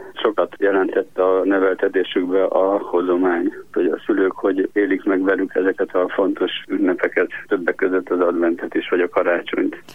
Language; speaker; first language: Hungarian; native; Hungarian